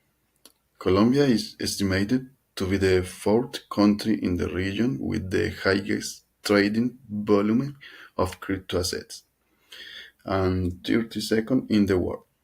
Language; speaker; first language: English; non-native, learner; Spanish